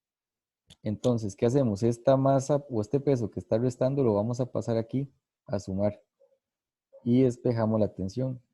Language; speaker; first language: Spanish; native; Spanish